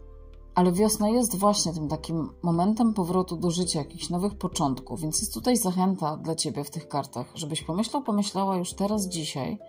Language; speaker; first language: Polish; native; Polish